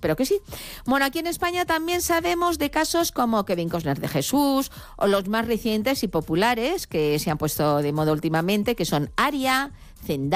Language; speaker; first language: Spanish; native; Spanish